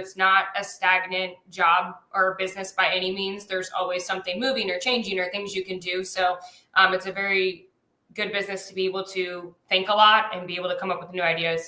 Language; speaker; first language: English; native; English